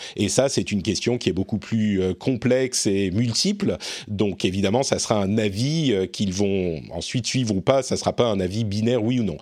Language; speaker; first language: French; native; French